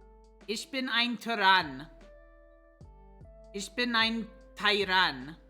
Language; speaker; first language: German; non-native, learner; English